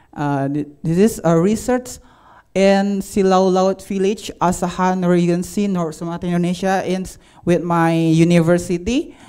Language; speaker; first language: English; non-native, learner; Indonesian